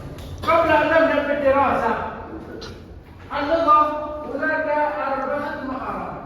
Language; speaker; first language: Arabic; non-native, fluent; Indonesian